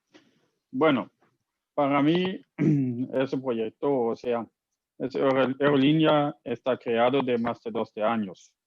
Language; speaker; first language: Spanish; non-native, fluent; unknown